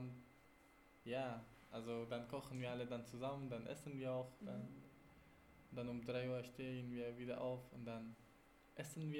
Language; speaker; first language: German; non-native, fluent; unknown